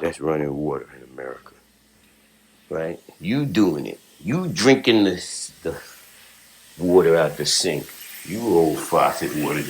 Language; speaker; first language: English; native; English